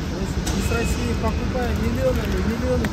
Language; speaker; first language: Russian; non-native, local second language; Kyrgyz